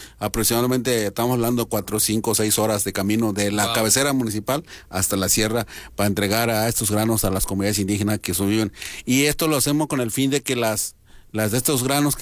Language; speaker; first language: Spanish; non-native, local second language; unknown